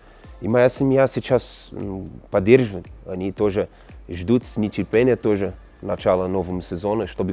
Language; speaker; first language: Russian; non-native, learner; Portuguese